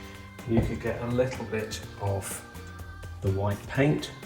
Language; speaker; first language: English; native; English